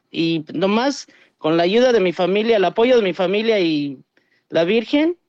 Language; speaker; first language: Spanish; early bilingual, heritage; Spanish